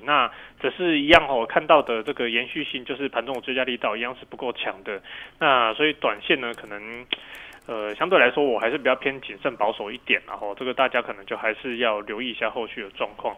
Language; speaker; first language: Chinese; native; Chinese